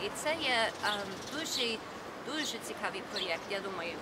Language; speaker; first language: Ukrainian; early bilingual, heritage; Ukrainian